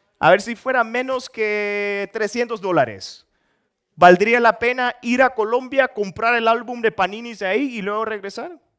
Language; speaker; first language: Spanish; non-native, fluent; Dutch